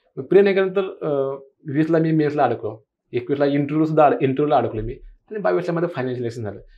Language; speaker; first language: Marathi; non-native, local second language; Kannada